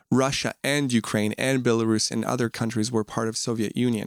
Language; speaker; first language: English; non-native, fluent; Ukrainian